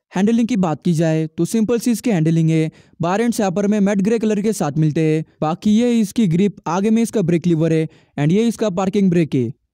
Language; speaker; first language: Hindi; native; Hindi